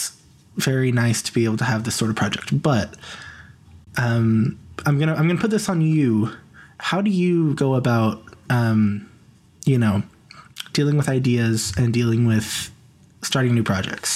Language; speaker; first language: English; native; English